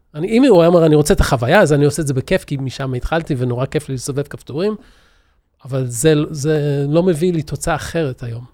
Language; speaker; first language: Hebrew; early bilingual, other home language; English